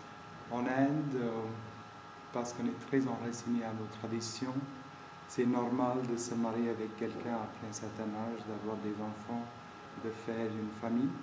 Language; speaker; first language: French; non-native, fluent; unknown